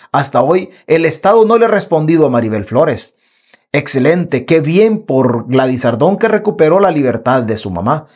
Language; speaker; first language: Spanish; native; Spanish